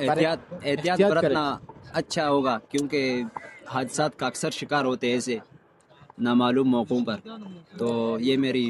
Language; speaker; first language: Hindi; non-native, local second language; Pashto